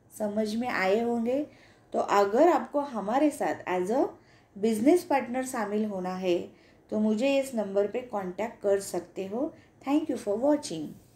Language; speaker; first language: Hindi; non-native, local second language; Marathi